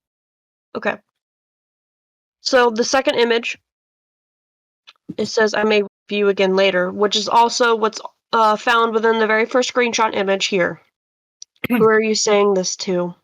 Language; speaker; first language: English; native; English